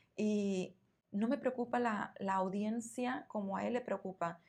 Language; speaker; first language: Spanish; native; Spanish